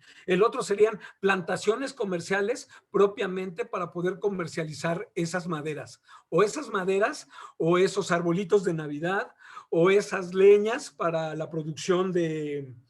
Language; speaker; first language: Spanish; native; Spanish